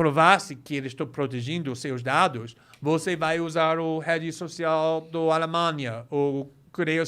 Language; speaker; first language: Portuguese; non-native, fluent; English